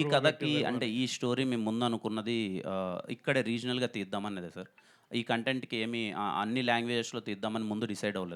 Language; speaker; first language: Telugu; native; Telugu